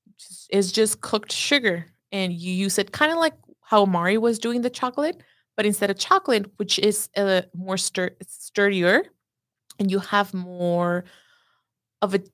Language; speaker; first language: English; non-native, fluent; Spanish